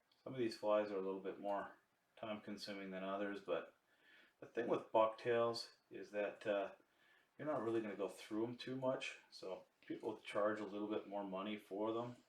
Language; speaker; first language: English; native; English